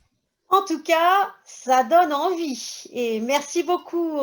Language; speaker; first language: French; native; French